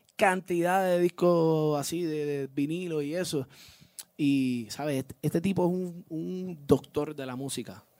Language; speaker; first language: Spanish; native; Spanish